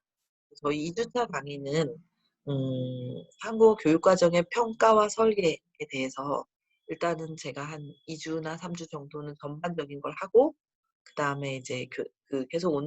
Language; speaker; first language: Korean; native; Korean